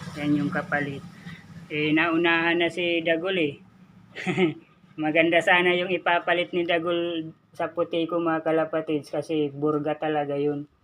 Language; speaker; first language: Filipino; non-native, local second language; Bikol